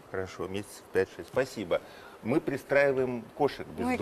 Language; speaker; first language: Russian; native; Russian